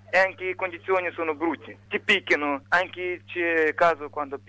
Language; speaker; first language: Italian; non-native, fluent; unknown